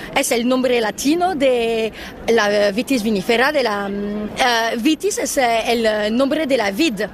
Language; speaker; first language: Spanish; non-native, fluent; French